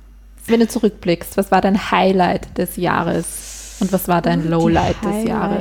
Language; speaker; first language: German; native; German